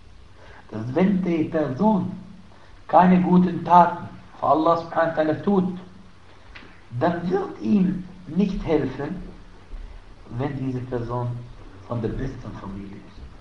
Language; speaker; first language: German; non-native, fluent; Arabic